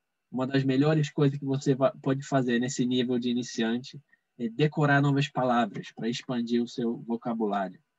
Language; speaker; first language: Portuguese; non-native, fluent; English